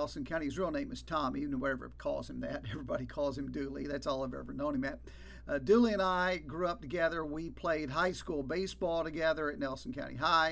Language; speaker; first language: English; native; English